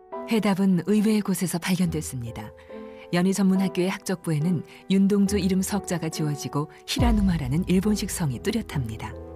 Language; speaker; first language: Korean; non-native, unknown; Japanese